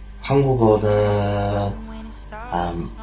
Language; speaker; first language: Korean; non-native, learner; Chinese